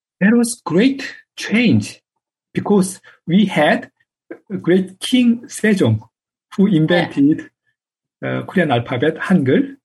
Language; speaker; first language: English; non-native, fluent; Korean